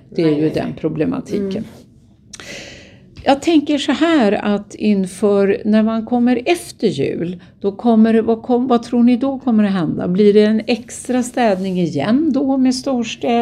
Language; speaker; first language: Swedish; native; Swedish